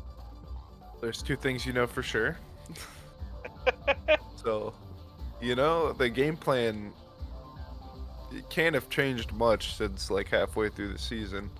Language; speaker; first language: English; native; English